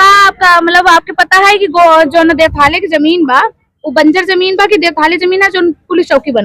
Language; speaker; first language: Hindi; native; Hindi